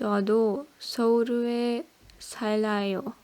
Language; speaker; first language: Korean; non-native, learner; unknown